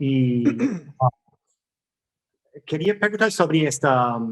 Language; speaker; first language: Portuguese; non-native, fluent; English